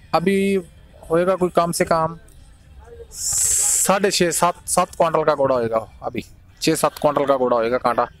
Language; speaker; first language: Hindi; native; Hindi